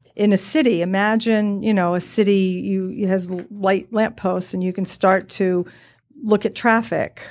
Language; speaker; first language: English; native; English